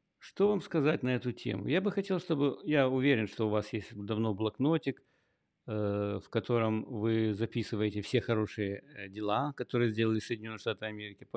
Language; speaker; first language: Russian; native; Russian